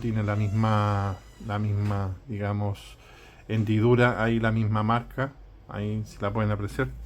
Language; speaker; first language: Spanish; native; Spanish